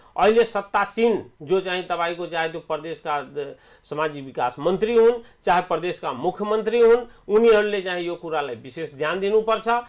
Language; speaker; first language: Nepali; non-native, local second language; Awadhi